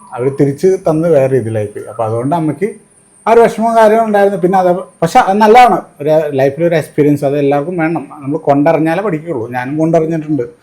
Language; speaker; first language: Malayalam; native; Malayalam